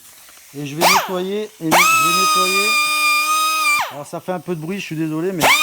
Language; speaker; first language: French; native; French